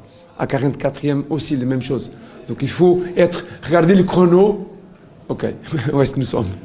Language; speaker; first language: French; non-native, learner; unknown